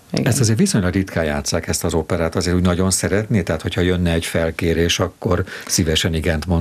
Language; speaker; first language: Hungarian; native; Hungarian